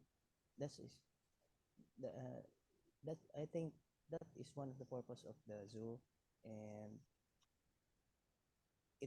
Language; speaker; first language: English; non-native, learner; Cebuano